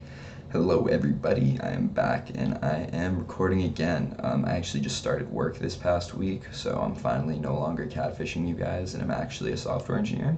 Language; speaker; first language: English; native; English